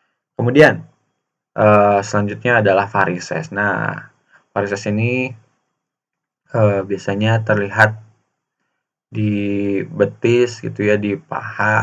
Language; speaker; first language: Indonesian; native; Indonesian